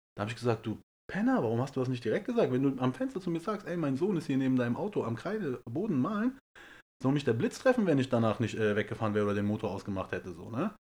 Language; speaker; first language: German; early bilingual, other home language; Persian